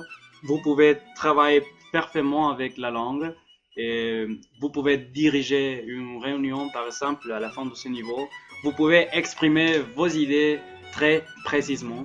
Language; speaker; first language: French; non-native, learner; Spanish